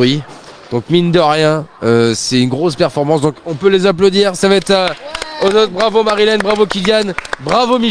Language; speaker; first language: French; native; French